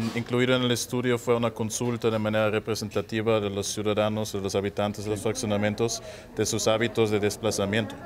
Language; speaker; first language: Spanish; non-native, fluent; German